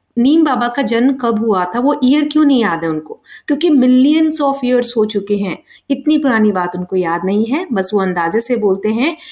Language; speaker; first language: Hindi; native; Hindi